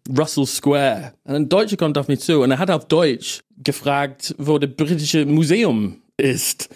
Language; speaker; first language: German; non-native, fluent; English